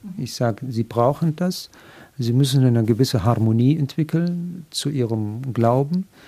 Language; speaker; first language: German; non-native, fluent; Arabic